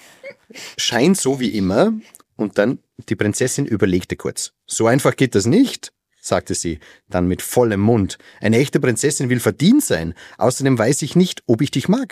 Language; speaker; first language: German; native; German